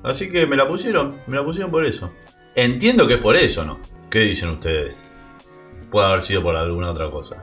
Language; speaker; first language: Spanish; native; Spanish